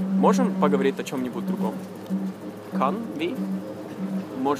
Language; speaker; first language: Russian; non-native, fluent; Norwegian